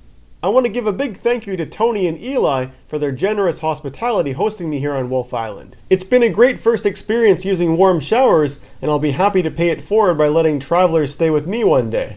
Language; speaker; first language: English; native; English